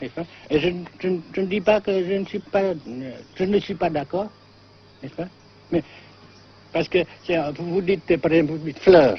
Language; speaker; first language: French; non-native, local second language; Vietnamese